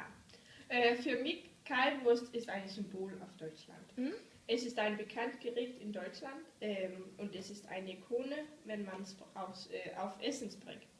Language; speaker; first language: German; non-native, learner; Danish